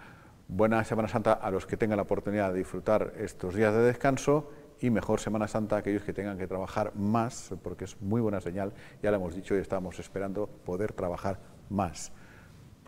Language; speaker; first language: Spanish; native; Spanish